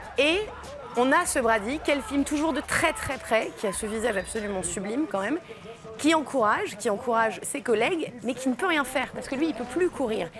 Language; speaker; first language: French; native; French